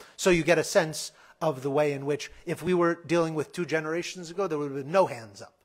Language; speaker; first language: English; native; English